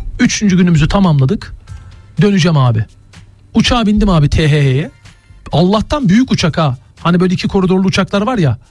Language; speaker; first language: Turkish; native; Turkish